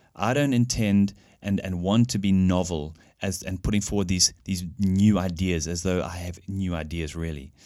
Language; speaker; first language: English; native; English